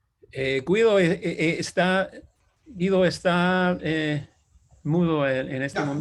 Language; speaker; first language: Spanish; non-native, fluent; English